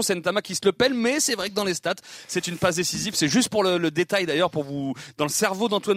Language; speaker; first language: French; native; French